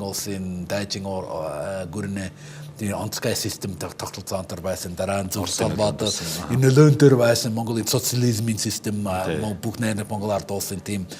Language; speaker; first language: Mongolian; non-native, fluent; English